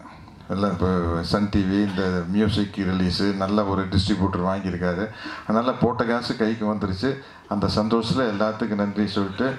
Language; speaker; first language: Tamil; native; Tamil